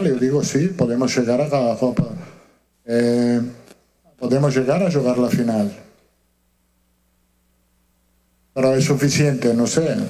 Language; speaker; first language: Portuguese; non-native, learner; Italian